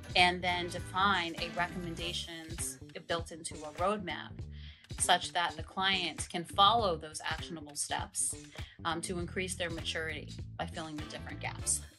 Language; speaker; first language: English; native; English